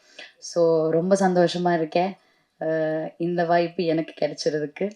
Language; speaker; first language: Tamil; non-native, fluent; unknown